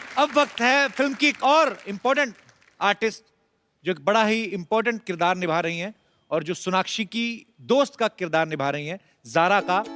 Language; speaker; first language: Hindi; non-native, local second language; Punjabi